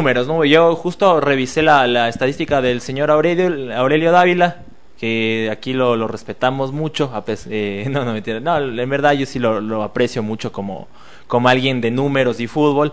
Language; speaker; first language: Spanish; native; Spanish